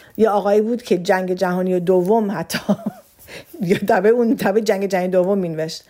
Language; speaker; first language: Persian; early bilingual, heritage; Persian